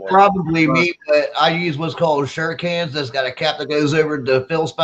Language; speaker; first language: English; native; English